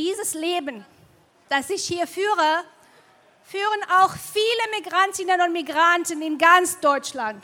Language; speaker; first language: German; non-native, fluent; Arabic